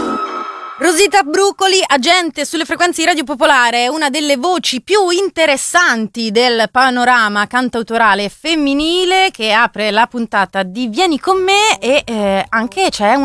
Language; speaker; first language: Italian; native; Italian